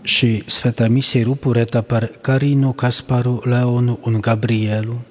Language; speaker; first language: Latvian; non-native, fluent; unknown